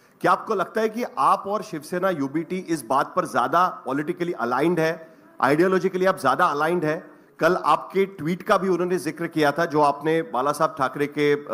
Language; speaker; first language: Hindi; native; Hindi